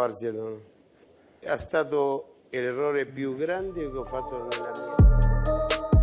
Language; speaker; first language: Italian; non-native, fluent; Spanish